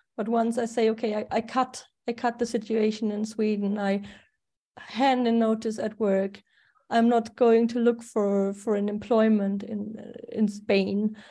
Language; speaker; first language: English; non-native, fluent; German